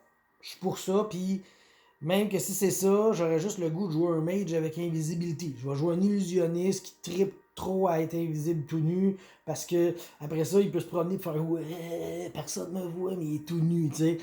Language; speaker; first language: French; native; French